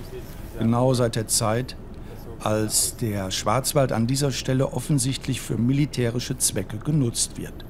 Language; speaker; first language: German; native; German